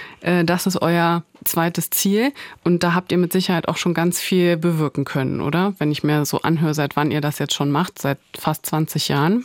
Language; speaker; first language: German; native; German